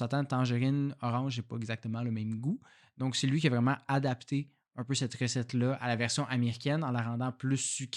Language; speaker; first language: French; native; French